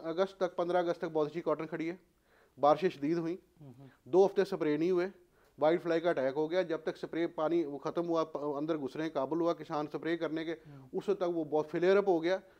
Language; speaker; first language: Urdu; non-native, local second language; Punjabi